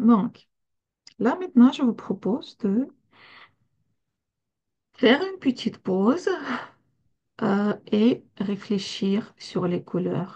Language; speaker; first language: French; non-native, fluent; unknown